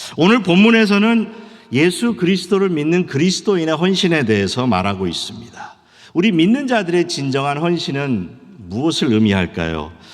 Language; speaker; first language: Korean; early bilingual, heritage; Korean